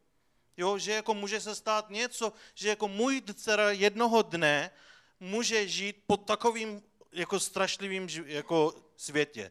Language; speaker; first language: Czech; non-native, fluent; Turkish